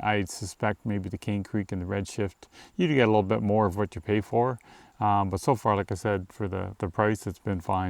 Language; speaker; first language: English; native; English